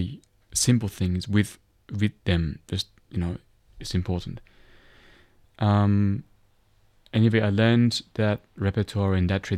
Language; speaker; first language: English; non-native, fluent; Persian